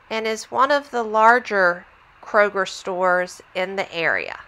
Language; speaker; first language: English; native; English